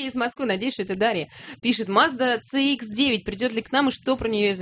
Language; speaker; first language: Russian; native; Russian